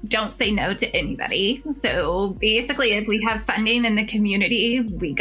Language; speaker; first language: English; native; English